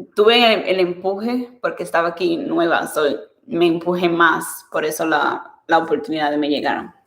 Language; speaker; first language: Spanish; early bilingual, other home language; English